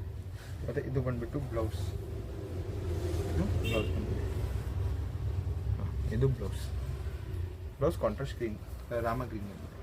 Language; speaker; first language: Kannada; non-native, local second language; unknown